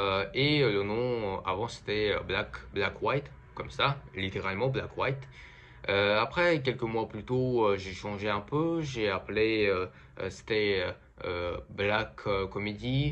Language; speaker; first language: French; non-native, fluent; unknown